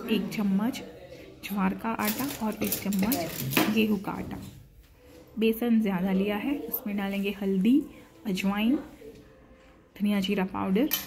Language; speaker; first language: Hindi; non-native, local second language; Gujarati